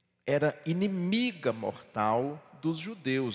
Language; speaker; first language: Portuguese; native; Portuguese